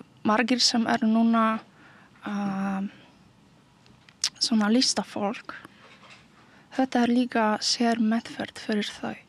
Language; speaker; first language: Icelandic; non-native, learner; Polish